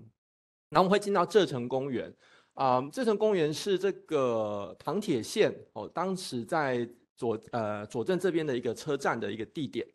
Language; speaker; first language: Chinese; native; Chinese